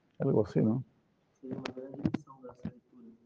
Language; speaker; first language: Portuguese; non-native, fluent; Spanish